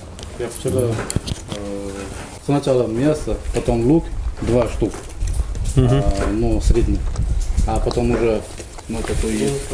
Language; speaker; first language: Russian; non-native, local second language; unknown